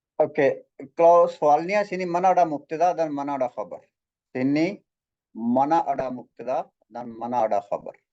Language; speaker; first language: Malay; non-native, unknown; Arabic